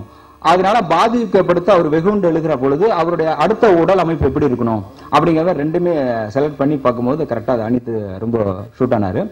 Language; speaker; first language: Tamil; native; Tamil